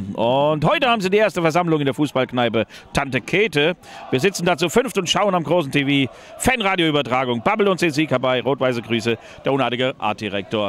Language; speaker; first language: German; native; German